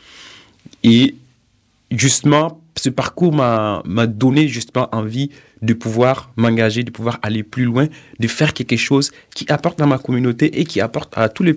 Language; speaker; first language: French; non-native, local second language; Mossi